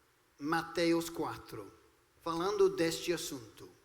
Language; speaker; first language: Portuguese; non-native, fluent; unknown